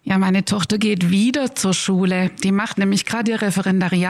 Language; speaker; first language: German; native; German